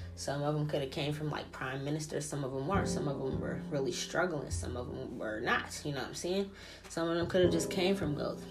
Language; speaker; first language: English; early bilingual, other home language; Italian